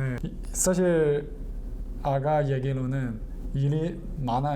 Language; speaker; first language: Korean; non-native, learner; Chinese